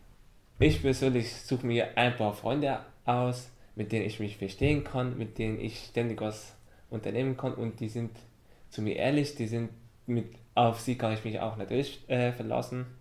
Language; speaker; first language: German; non-native, fluent; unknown